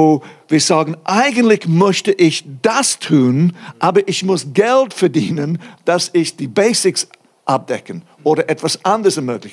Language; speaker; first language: German; non-native, fluent; English